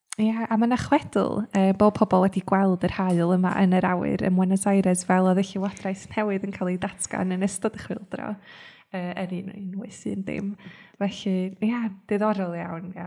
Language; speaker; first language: Welsh; native; Welsh